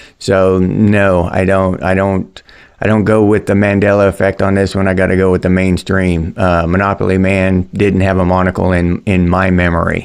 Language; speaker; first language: English; native; English